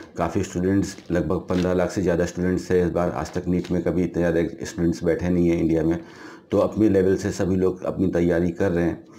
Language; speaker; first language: Hindi; native; Hindi